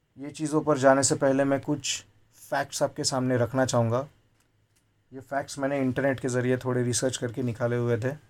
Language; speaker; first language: Hindi; non-native, local second language; Marathi